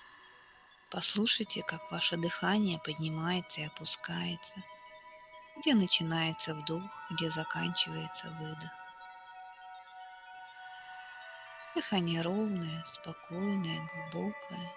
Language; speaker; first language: Russian; native; Russian